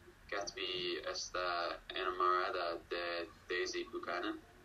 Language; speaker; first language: Spanish; non-native, learner; English